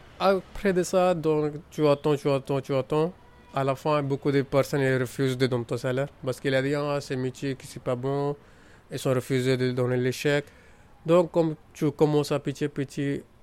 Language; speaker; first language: French; non-native, learner; Punjabi